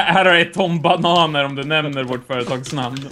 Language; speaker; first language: Swedish; native; Swedish